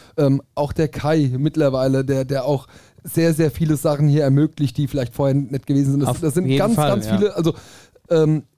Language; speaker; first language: German; native; German